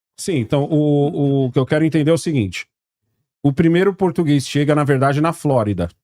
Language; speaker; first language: Portuguese; native; Portuguese